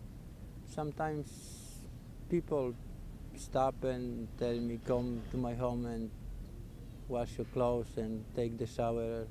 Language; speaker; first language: English; non-native, learner; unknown